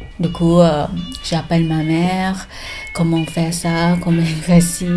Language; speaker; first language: French; non-native, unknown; Thai